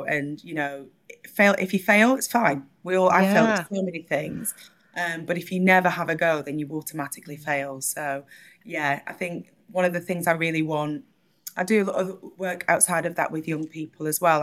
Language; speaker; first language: English; native; English